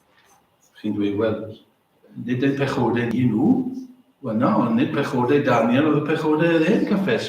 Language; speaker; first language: Welsh; native; Welsh